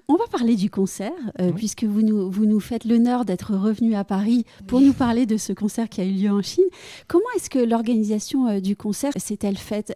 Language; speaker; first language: French; native; French